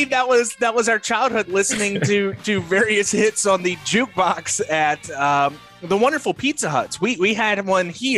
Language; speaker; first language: English; native; English